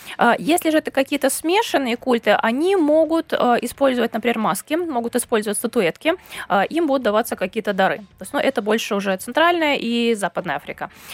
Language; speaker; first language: Russian; native; Russian